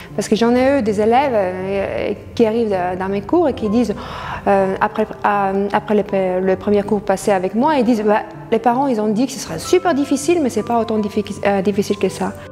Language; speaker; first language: French; non-native, fluent; Latvian